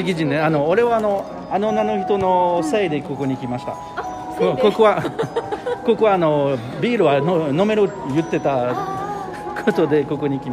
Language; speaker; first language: Japanese; non-native, learner; French